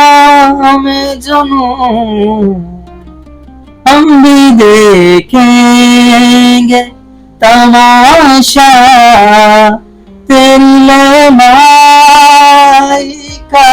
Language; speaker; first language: Hindi; native; Hindi